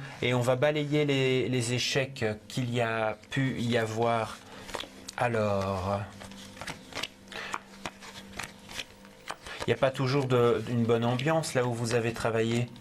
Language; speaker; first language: French; native; French